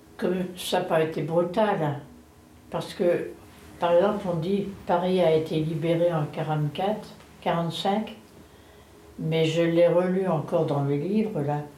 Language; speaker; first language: French; native; French